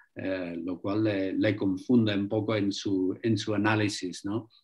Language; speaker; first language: Spanish; non-native, fluent; English